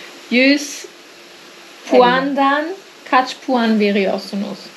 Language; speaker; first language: Turkish; non-native, learner; German